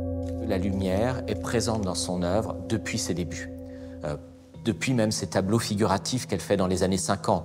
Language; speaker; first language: French; native; French